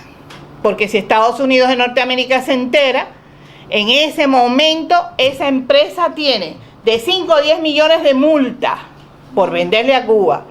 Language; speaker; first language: Spanish; native; Spanish